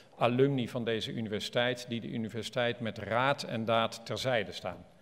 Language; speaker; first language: Dutch; native; Dutch